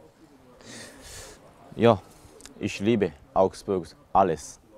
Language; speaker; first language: German; non-native, learner; Japanese